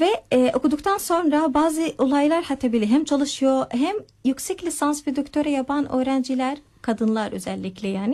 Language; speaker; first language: Turkish; non-native, fluent; Arabic